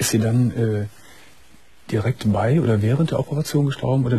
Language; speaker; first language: German; native; German